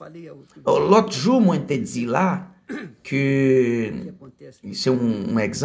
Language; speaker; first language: French; non-native, learner; Portuguese